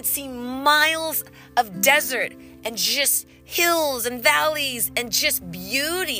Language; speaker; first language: English; native; English